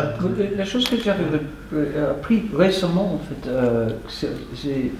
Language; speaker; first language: French; non-native, fluent; English